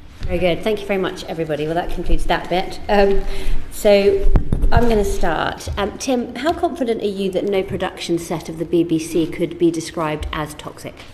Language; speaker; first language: English; native; English